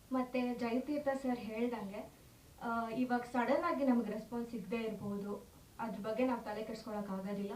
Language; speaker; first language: Kannada; native; Kannada